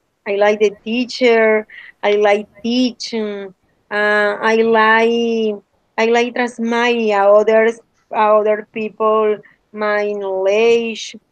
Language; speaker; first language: English; non-native, learner; Spanish